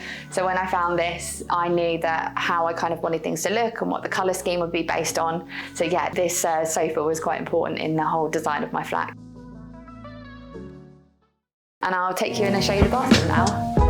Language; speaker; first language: English; native; English